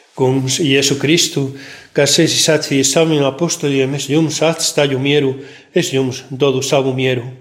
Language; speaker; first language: Latvian; non-native, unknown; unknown